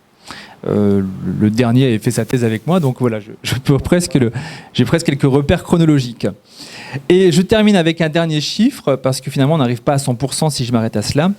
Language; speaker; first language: French; native; French